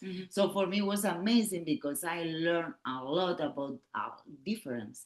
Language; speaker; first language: English; non-native, learner; Catalan